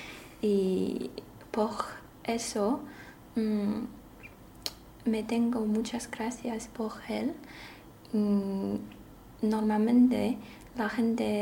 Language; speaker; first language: Spanish; non-native, learner; Chinese